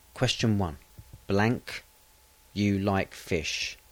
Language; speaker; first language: English; native; English